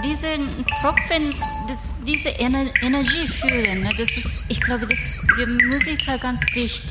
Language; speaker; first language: German; non-native, learner; Japanese